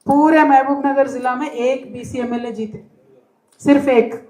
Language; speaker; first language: Hindi; non-native, local second language; Telugu